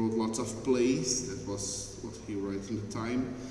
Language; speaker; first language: English; non-native, fluent; Portuguese